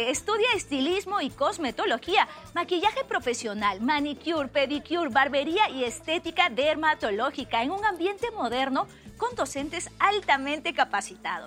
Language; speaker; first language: Spanish; native; Spanish